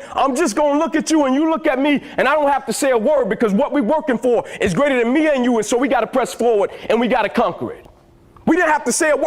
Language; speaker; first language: English; native; English